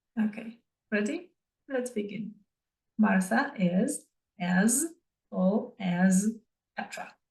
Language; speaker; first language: English; non-native, fluent; Polish